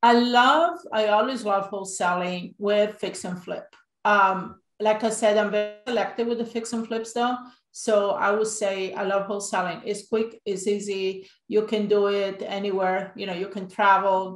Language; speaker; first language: English; non-native, fluent; Italian